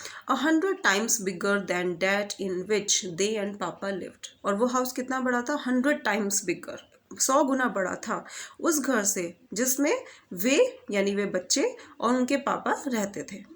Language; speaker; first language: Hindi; native; Hindi